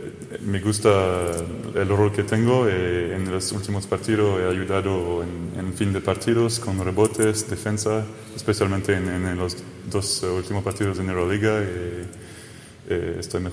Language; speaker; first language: Spanish; non-native, fluent; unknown